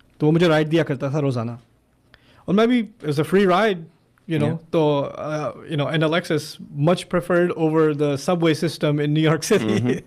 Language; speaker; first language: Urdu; early bilingual, other home language; German